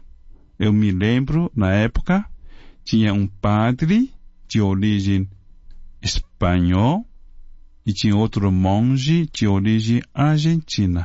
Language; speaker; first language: Portuguese; non-native, fluent; Chinese